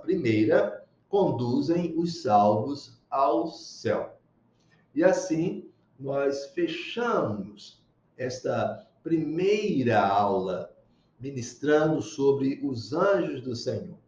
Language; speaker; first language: Portuguese; native; Portuguese